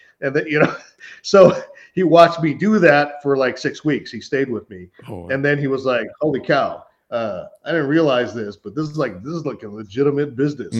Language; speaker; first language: English; native; English